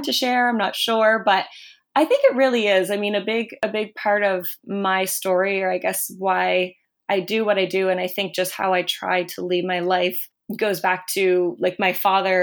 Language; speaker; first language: English; native; English